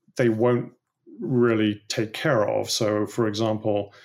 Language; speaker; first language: English; native; English